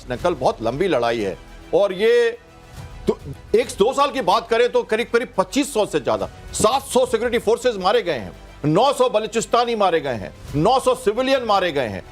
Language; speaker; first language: Hindi; native; Hindi